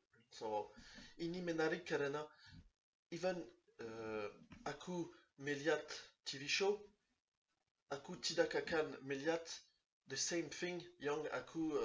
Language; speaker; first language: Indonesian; non-native, learner; French